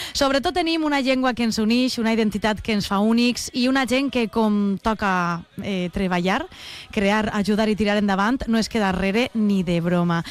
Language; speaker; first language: Catalan; native; Catalan